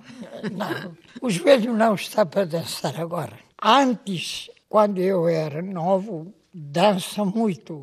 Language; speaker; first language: Portuguese; non-native, local second language; Kabuverdianu